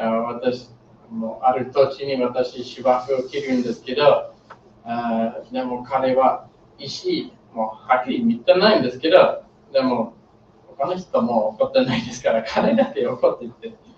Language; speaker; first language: Japanese; non-native, learner; English